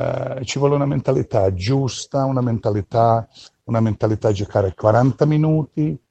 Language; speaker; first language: Italian; non-native, fluent; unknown